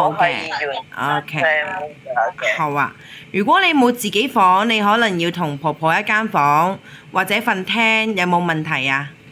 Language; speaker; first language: Cantonese; native; Cantonese